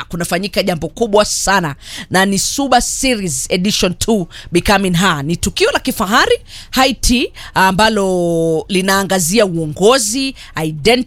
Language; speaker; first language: Swahili; native; Swahili